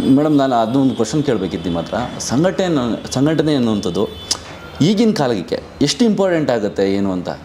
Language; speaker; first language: Kannada; native; Kannada